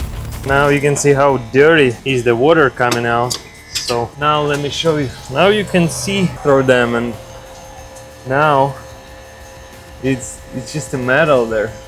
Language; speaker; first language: English; non-native, fluent; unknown